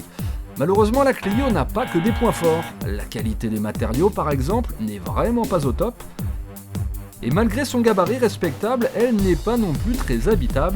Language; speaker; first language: French; native; French